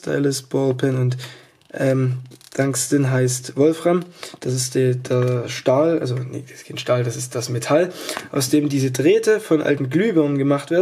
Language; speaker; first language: German; native; German